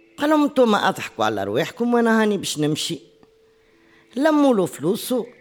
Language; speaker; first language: Arabic; native; Arabic